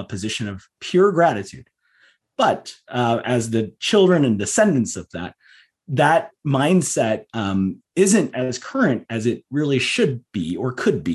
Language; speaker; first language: English; native; English